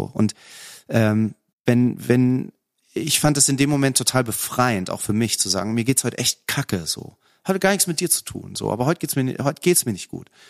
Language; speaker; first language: German; native; German